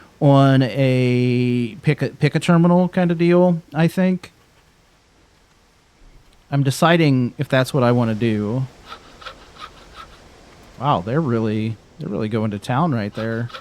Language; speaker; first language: English; native; English